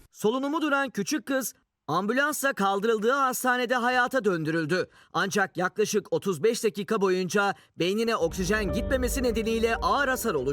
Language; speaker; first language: Turkish; native; Turkish